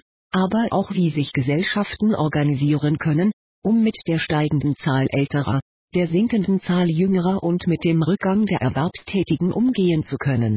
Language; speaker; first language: German; native; German